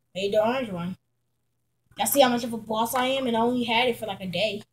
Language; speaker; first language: English; native; English